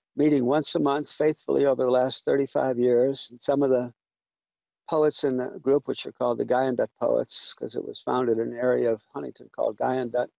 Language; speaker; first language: English; native; English